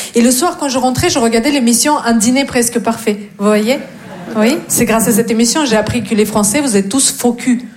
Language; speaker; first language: French; non-native, fluent; Russian